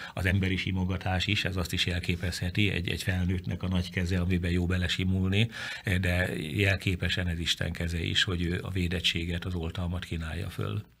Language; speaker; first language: Hungarian; native; Hungarian